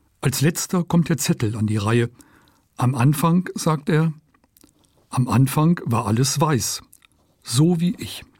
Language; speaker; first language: German; non-native, local second language; Luxembourgish